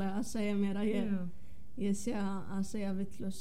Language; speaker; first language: Icelandic; non-native, fluent; Polish